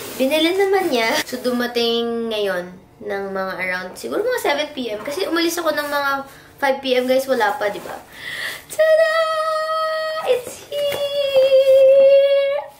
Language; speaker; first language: Filipino; native; Filipino